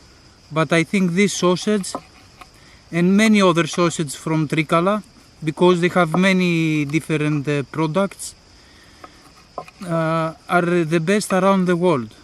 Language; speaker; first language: English; non-native, learner; Greek